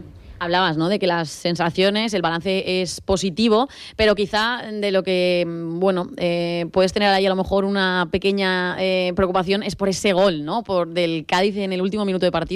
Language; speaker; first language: Spanish; native; Spanish